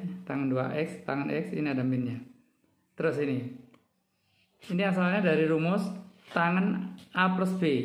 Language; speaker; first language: Indonesian; native; Indonesian